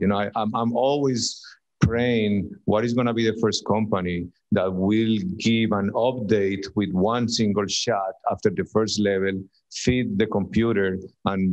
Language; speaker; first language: English; non-native, fluent; Spanish